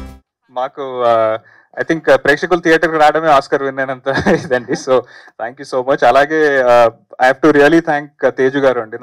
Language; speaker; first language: Telugu; native; Telugu